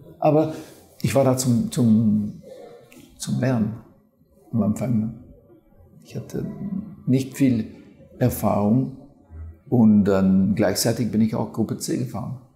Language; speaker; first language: German; non-native, fluent; French